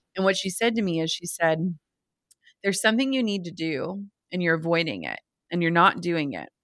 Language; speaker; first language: English; native; English